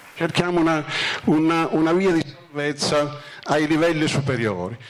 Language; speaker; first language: Italian; native; Italian